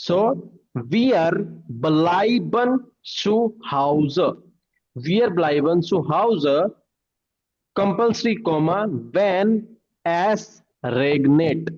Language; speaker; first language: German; non-native, fluent; Hindi